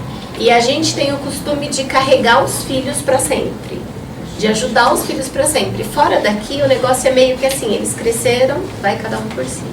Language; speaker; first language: Portuguese; early bilingual, other home language; Spanish